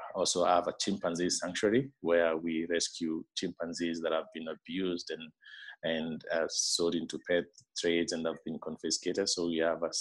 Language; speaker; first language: English; non-native, local second language; Meru